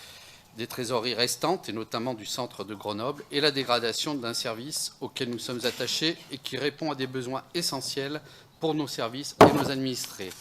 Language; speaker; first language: French; native; French